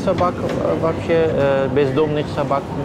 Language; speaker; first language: Russian; non-native, learner; Dutch